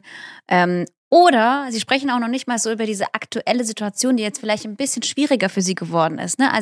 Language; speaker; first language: German; early bilingual, other home language; Russian